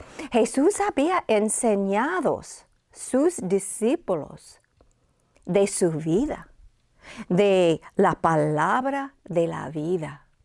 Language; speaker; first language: Spanish; non-native, fluent; English